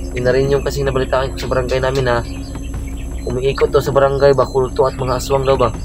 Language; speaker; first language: Filipino; non-native, local second language; Cebuano